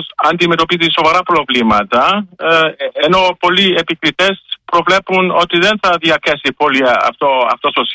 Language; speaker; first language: Greek; non-native, fluent; German